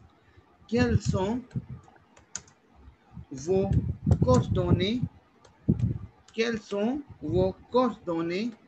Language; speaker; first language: French; non-native, fluent; Hindi